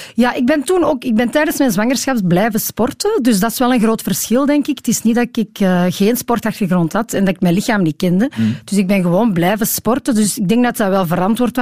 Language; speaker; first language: Dutch; native; Dutch